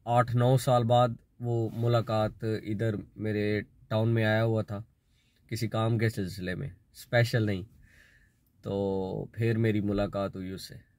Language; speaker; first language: Urdu; non-native, local second language; Punjabi